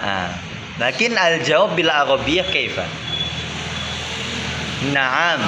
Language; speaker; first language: Arabic; non-native, fluent; Indonesian